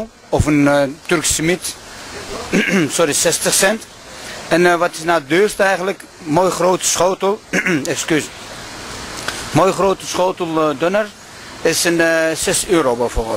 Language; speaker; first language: Dutch; non-native, local second language; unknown